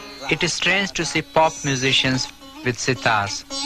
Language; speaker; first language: English; non-native, local second language; Bangla